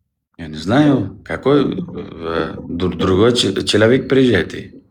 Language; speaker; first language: Russian; non-native, learner; Uzbek